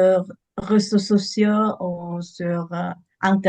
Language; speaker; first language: French; non-native, learner; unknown